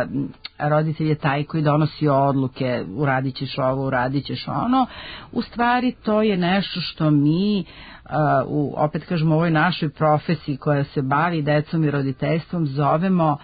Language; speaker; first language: Serbian; native; Serbian